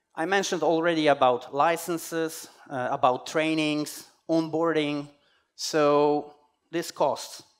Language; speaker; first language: English; non-native, fluent; Polish